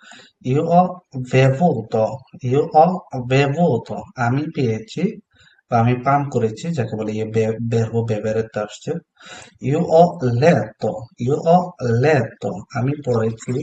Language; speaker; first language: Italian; non-native, fluent; Bangla